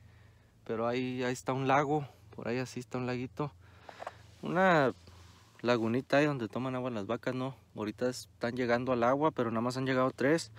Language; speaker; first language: Spanish; native; Spanish